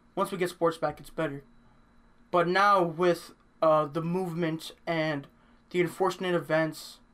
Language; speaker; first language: English; native; English